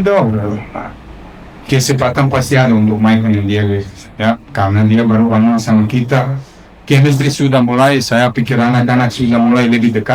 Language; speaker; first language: Indonesian; non-native, fluent; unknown